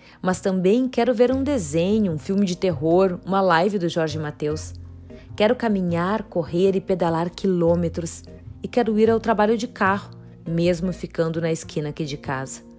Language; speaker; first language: Portuguese; native; Portuguese